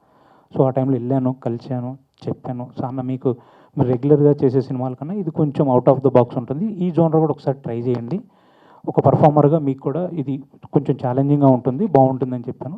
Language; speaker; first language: Telugu; native; Telugu